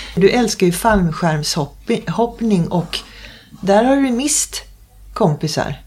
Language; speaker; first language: Swedish; native; Swedish